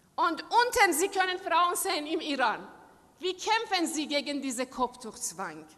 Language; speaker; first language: German; non-native, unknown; Persian